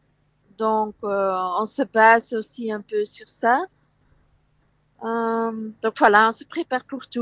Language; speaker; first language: French; non-native, local second language; Dutch